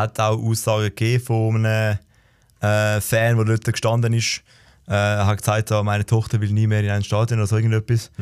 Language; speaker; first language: German; native; German